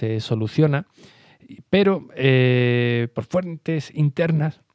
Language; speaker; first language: Spanish; native; Spanish